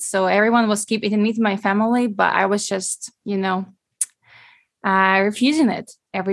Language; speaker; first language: English; non-native, fluent; Ukrainian